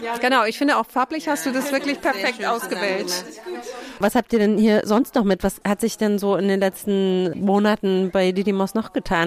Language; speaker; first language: German; native; German